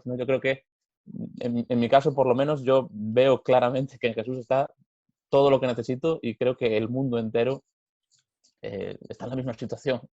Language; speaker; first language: Spanish; native; Spanish